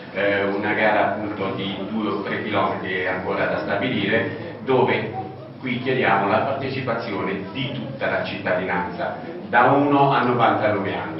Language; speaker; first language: Italian; native; Italian